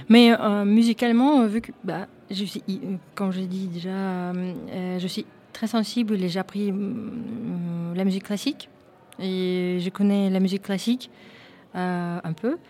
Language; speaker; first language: French; non-native, fluent; Russian